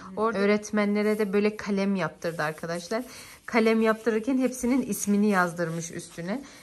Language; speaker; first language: Turkish; early bilingual, heritage; Turkish